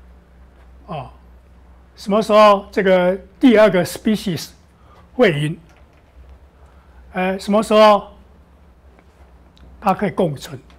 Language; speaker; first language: Chinese; native; Chinese